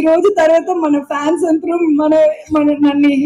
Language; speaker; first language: Telugu; non-native, learner; Tamil